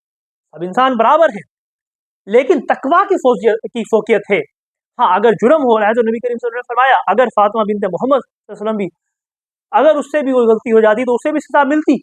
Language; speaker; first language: Urdu; native; Urdu